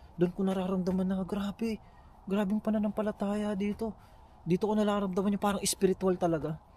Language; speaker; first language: Filipino; native; Filipino